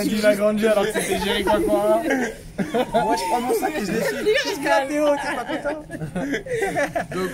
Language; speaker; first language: French; native; French